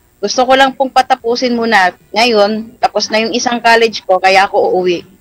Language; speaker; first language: Filipino; non-native, local second language; Iloko